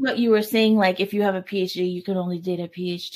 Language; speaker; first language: English; native; English